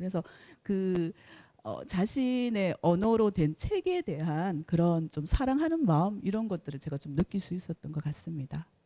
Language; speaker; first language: Korean; native; Korean